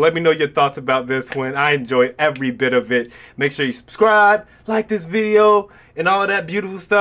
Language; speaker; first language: English; native; English